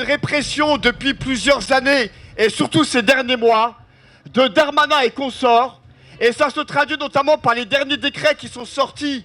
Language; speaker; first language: French; native; French